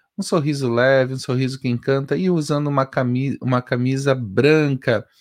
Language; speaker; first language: Portuguese; native; Portuguese